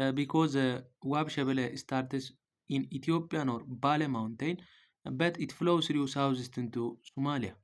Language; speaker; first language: English; non-native, local second language; Amharic